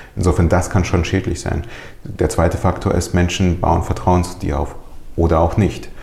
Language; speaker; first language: German; early bilingual, other home language; Russian